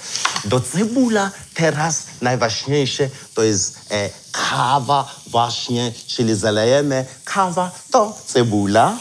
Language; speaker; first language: Polish; non-native, learner; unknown